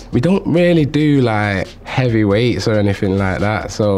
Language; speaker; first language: English; native; English